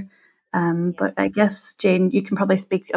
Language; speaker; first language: English; native; English